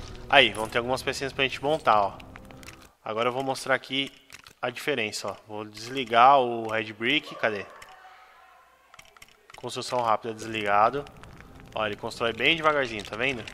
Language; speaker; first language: Portuguese; native; Portuguese